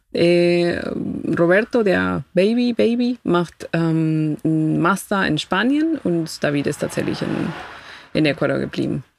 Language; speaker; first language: German; non-native, fluent; Spanish